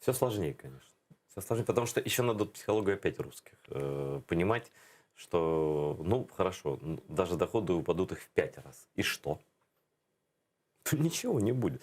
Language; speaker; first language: Russian; native; Russian